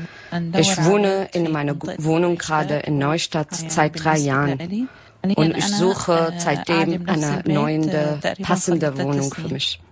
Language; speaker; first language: German; non-native, learner; Arabic